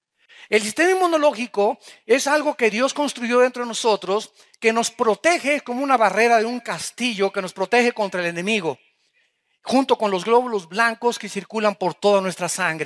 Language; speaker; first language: Spanish; native; Spanish